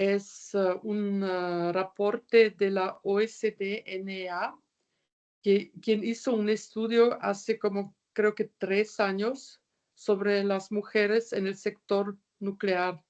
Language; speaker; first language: Spanish; non-native, fluent; German